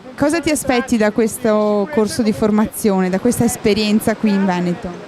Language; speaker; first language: Italian; native; Italian